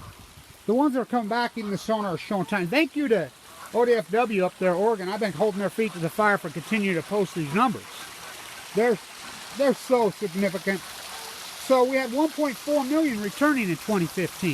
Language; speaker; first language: English; native; English